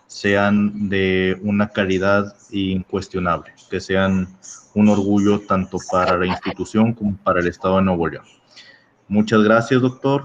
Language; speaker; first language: Spanish; native; Spanish